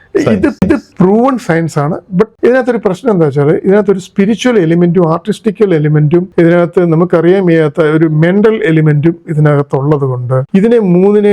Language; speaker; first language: Malayalam; native; Malayalam